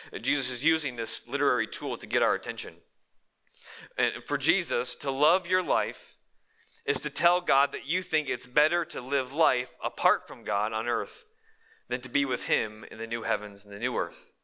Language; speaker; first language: English; native; English